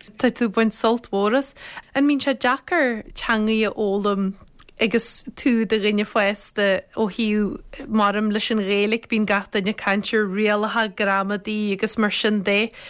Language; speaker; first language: Irish; native; Irish